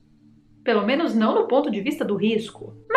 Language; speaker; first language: Portuguese; native; Portuguese